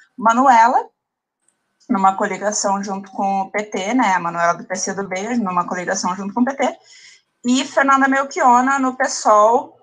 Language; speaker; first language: Portuguese; native; Portuguese